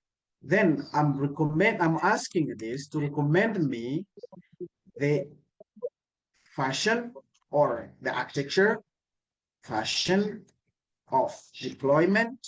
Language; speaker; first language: English; non-native, local second language; Kinyarwanda